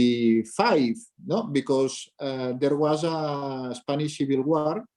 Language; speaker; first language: English; non-native, learner; Catalan